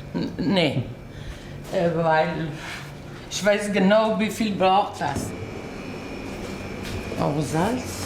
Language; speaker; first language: German; non-native, learner; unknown